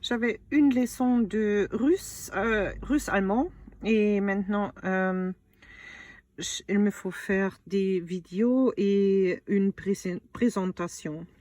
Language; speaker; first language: French; non-native, fluent; German